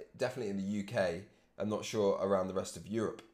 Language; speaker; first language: English; native; English